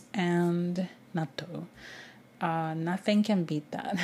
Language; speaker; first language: English; non-native, fluent; Japanese